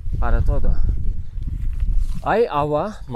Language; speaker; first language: Spanish; non-native, learner; Turkish